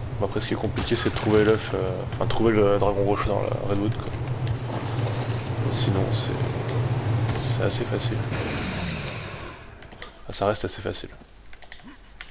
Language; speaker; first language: French; native; French